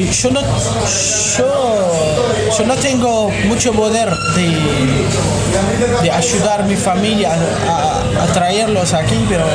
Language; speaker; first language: Spanish; non-native, learner; Arabic